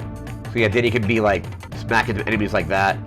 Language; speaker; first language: English; native; English